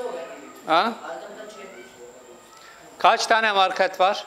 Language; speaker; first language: Turkish; non-native, fluent; Urdu